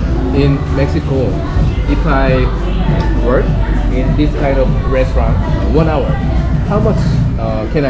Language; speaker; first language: English; non-native, learner; Korean